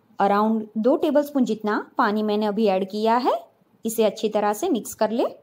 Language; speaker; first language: Hindi; non-native, local second language; Gujarati